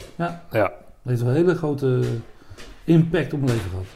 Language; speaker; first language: Dutch; native; Dutch